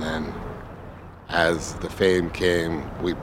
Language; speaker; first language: English; native; English